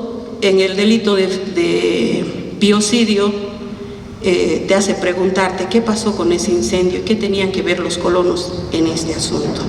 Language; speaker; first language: Spanish; native; Spanish